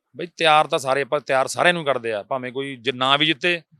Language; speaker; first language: Punjabi; native; Punjabi